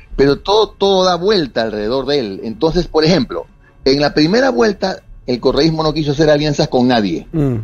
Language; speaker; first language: Spanish; native; Spanish